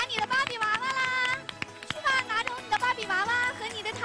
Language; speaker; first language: Chinese; native; Chinese